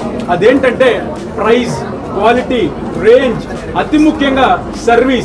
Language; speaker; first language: Telugu; native; Telugu